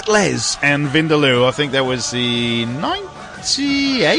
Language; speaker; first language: English; native; English